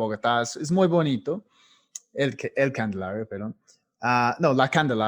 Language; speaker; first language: Spanish; non-native, fluent; English